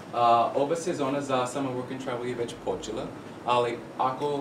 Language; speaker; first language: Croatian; non-native, learner; English